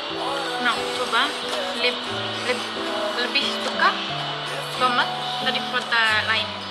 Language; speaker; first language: Indonesian; non-native, learner; Turkish